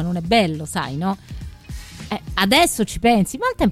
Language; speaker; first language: Italian; native; Italian